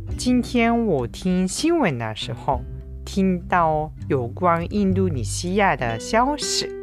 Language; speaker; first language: Chinese; non-native, fluent; Japanese